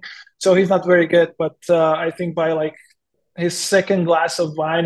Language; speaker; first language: English; non-native, fluent; Czech